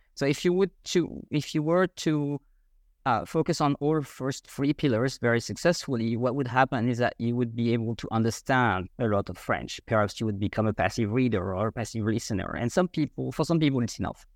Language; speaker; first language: English; non-native, fluent; French